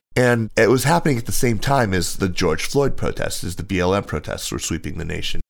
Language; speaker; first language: English; native; English